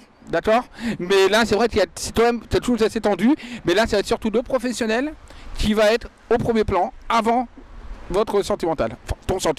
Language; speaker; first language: French; native; French